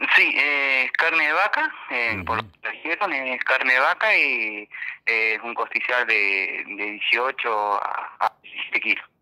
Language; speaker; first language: Spanish; native; Spanish